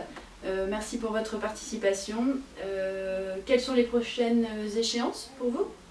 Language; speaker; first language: French; native; French